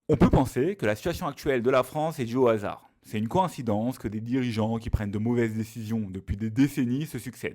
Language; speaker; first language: French; native; French